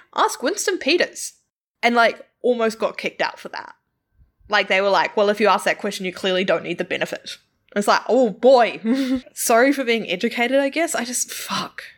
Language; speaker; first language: English; native; English